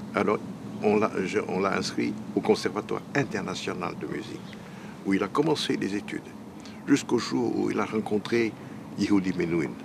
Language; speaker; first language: French; non-native, fluent; Vietnamese